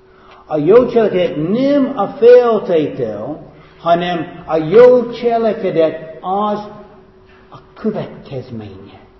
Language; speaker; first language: Hungarian; non-native, fluent; English